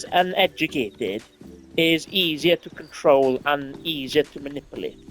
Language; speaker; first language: English; native; English